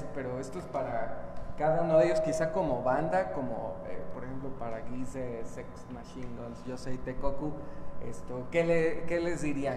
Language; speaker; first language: Spanish; native; Spanish